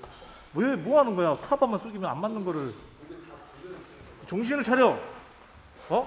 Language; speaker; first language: Korean; native; Korean